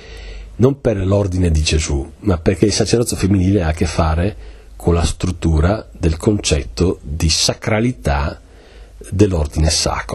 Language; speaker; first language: Italian; native; Italian